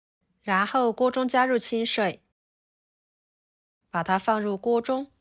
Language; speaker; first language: Chinese; native; Chinese